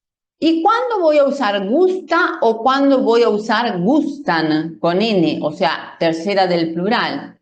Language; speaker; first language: Spanish; non-native, fluent; Portuguese